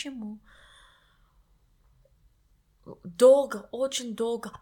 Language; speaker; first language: Russian; non-native, learner; English